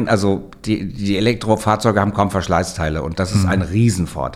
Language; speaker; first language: German; native; German